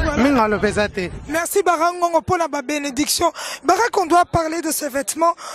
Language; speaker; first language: French; early bilingual, other home language; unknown